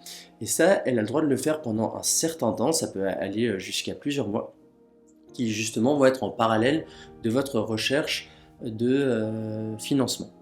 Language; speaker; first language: French; native; French